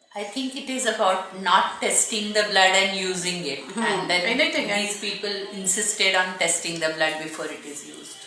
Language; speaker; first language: English; non-native, local second language; Marathi